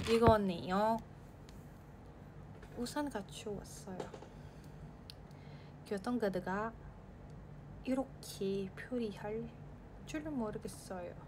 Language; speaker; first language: Korean; non-native, learner; Indonesian